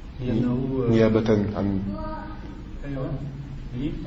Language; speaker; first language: Arabic; non-native, learner; French